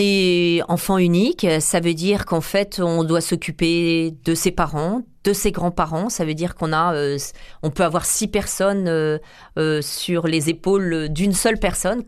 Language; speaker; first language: French; native; French